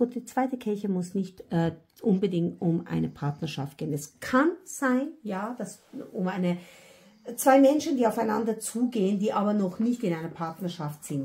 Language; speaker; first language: German; non-native, fluent; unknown